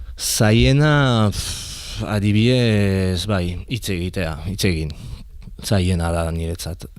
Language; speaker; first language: Basque; non-native, learner; French